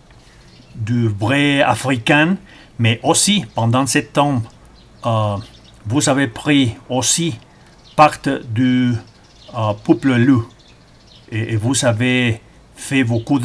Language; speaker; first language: French; non-native, learner; Spanish